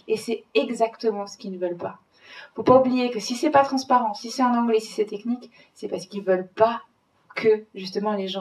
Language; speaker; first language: French; native; French